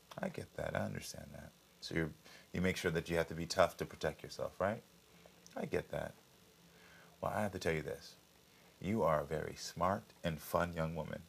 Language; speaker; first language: English; native; English